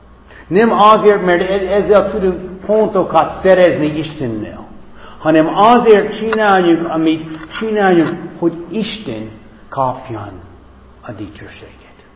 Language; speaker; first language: Hungarian; non-native, fluent; English